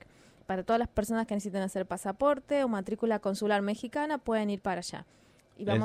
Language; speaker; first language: Spanish; native; Spanish